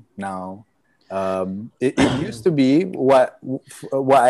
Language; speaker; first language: English; non-native, local second language; Malay